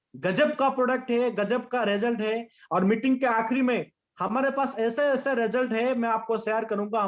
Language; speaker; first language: Hindi; non-native, local second language; Bangla